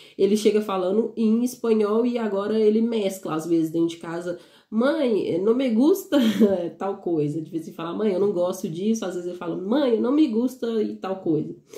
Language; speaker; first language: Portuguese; native; Portuguese